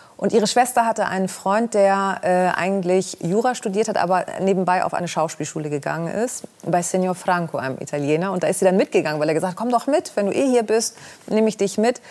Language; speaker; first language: German; early bilingual, other home language; Greek